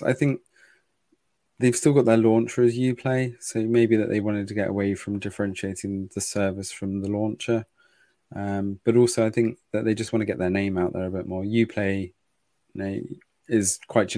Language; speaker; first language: English; native; English